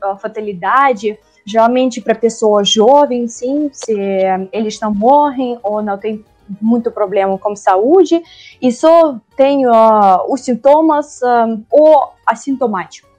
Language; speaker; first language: Portuguese; non-native, learner; Russian